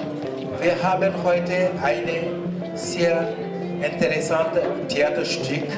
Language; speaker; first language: German; non-native, learner; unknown